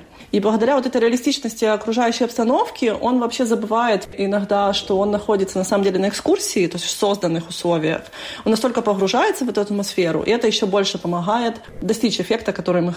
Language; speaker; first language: Russian; native; Russian